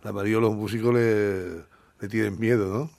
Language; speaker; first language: Spanish; native; Spanish